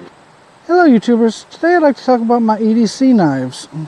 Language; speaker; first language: English; native; English